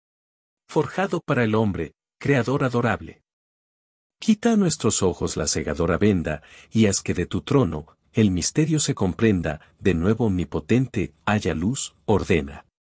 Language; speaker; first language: Spanish; native; Spanish